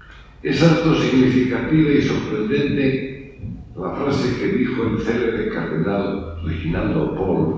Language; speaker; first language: Spanish; native; Spanish